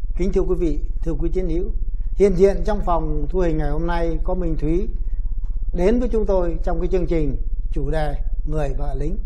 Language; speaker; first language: Vietnamese; native; Vietnamese